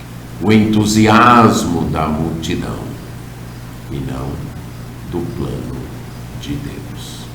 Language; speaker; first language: Portuguese; native; Portuguese